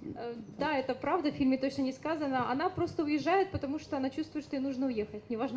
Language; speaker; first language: Russian; native; Russian